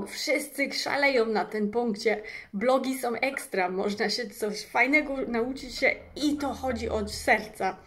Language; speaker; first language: Polish; early bilingual, heritage; English